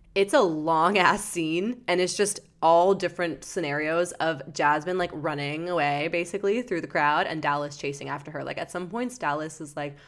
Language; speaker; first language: English; native; English